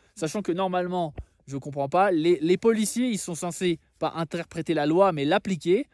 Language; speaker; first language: French; native; French